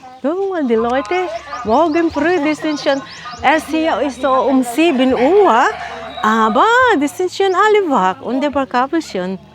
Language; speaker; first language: German; non-native, fluent; Filipino